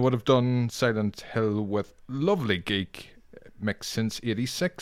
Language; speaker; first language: English; native; English